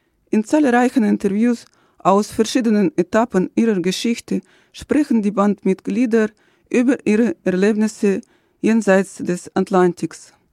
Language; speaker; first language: German; non-native, fluent; Russian